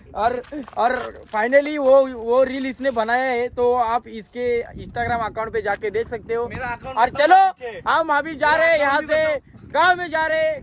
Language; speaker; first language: Hindi; non-native, local second language; Marathi